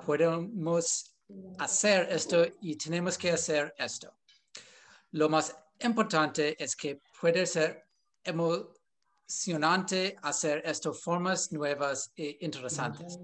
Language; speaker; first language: Spanish; non-native, learner; English